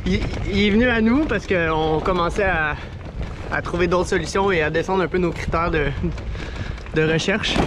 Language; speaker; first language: French; native; French